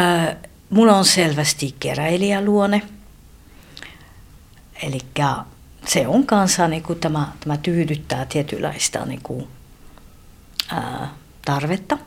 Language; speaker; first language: Finnish; non-native, fluent; French